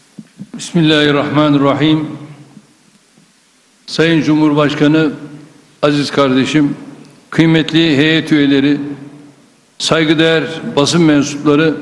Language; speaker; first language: Turkish; native; Turkish